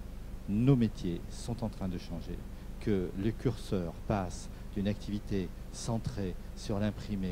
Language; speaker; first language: French; native; French